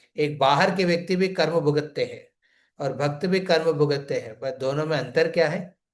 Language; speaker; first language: Hindi; non-native, local second language; Telugu